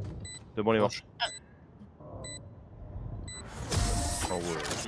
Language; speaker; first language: French; native; French